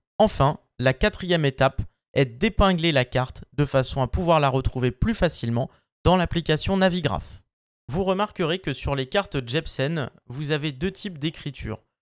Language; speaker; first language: French; native; French